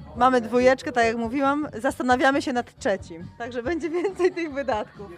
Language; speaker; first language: Polish; native; Polish